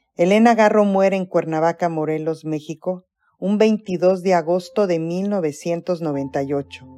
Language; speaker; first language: Spanish; native; Spanish